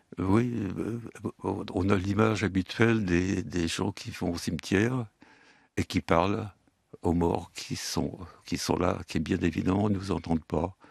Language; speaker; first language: French; early bilingual, other home language; Yiddish